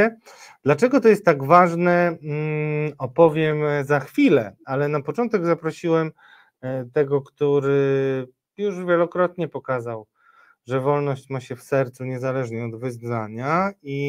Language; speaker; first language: Polish; native; Polish